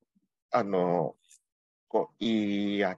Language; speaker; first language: Japanese; non-native, fluent; Thai